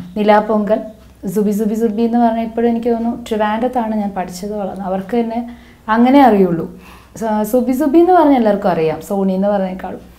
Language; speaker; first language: Malayalam; non-native, local second language; Hindi